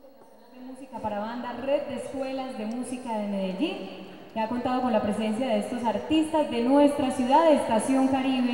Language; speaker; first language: Spanish; native; Spanish